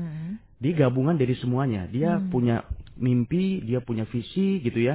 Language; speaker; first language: Indonesian; native; Indonesian